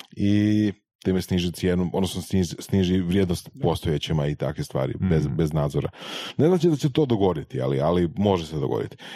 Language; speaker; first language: Croatian; native; Croatian